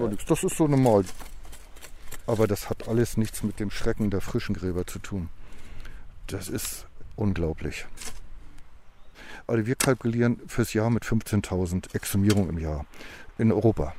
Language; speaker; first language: German; native; German